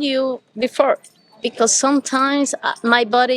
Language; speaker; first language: English; non-native, learner; Spanish